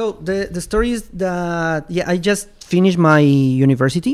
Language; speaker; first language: English; non-native, fluent; Spanish